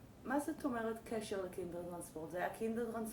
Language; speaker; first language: Hebrew; native; Hebrew